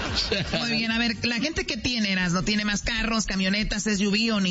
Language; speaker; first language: Spanish; native; Spanish